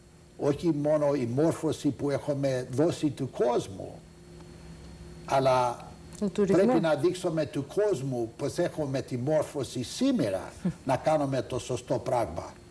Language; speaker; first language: Greek; early bilingual, heritage; Greek